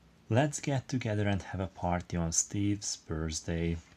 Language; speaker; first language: English; non-native, fluent; Hungarian